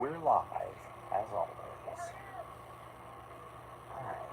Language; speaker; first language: English; native; English